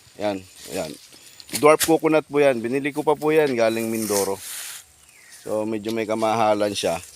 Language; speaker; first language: Filipino; native; Filipino